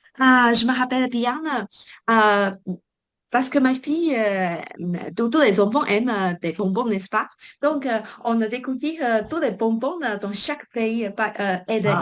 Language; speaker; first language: French; non-native, fluent; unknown